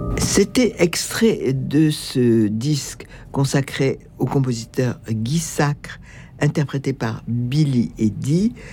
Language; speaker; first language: French; native; French